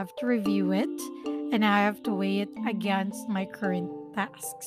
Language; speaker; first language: English; non-native, local second language; Filipino